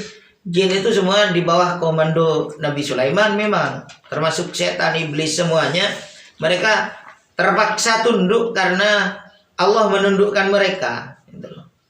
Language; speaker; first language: Indonesian; native; Indonesian